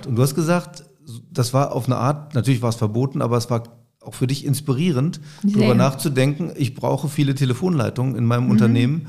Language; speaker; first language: German; native; German